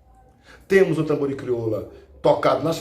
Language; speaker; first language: Portuguese; native; Portuguese